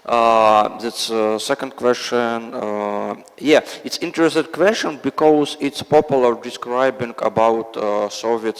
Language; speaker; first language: English; non-native, learner; Russian